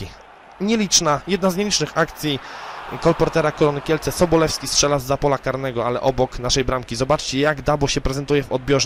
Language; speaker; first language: Polish; native; Polish